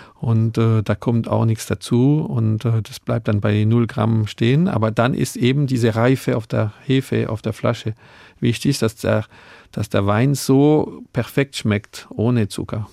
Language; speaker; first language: German; non-native, local second language; Swiss German